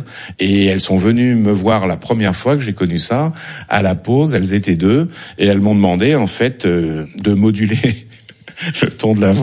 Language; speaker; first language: French; native; French